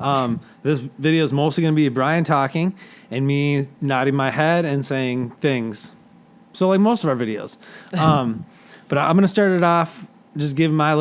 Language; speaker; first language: English; native; English